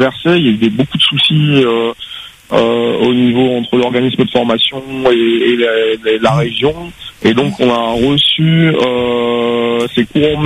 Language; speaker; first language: French; native; French